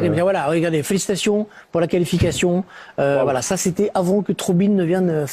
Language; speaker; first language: French; native; French